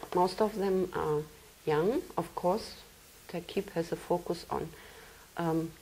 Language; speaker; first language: English; non-native, fluent; German